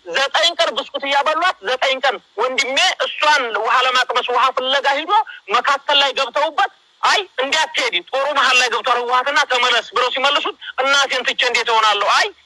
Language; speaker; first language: Amharic; native; Amharic